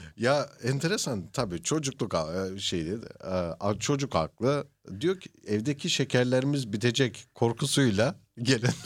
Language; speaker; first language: Turkish; early bilingual, heritage; Turkish